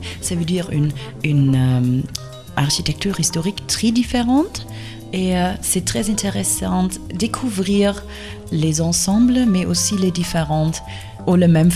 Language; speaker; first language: French; non-native, fluent; German